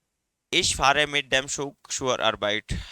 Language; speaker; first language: German; non-native, fluent; Hindi